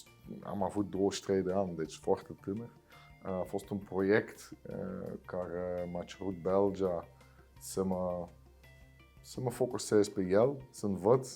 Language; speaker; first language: Romanian; non-native, fluent; Dutch